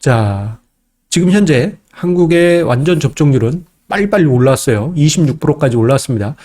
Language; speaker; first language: Korean; native; Korean